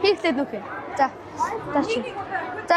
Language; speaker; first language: Mongolian; native; Mongolian